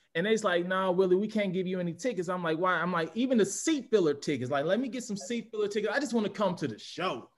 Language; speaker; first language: English; native; English